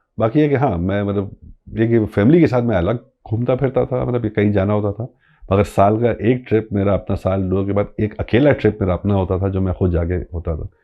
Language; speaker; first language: Urdu; non-native, local second language; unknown